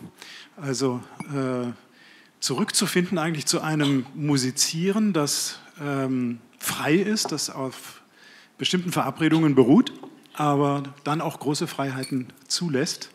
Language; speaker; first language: German; native; German